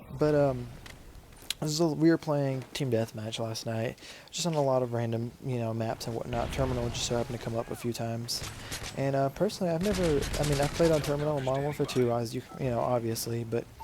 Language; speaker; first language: English; native; English